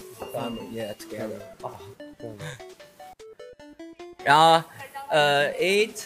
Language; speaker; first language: English; non-native, learner; Chinese